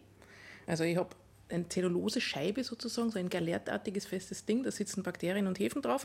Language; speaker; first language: German; native; German